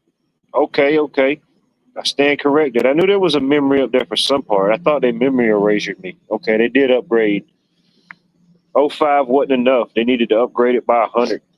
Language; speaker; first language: English; native; English